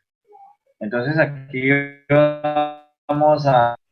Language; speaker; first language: Spanish; native; Spanish